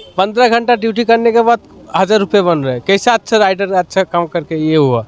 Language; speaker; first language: Hindi; native; Hindi